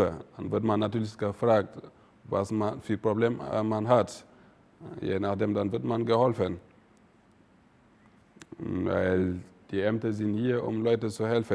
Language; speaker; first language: German; non-native, fluent; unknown